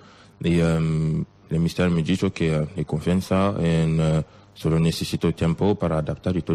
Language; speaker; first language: Spanish; non-native, learner; French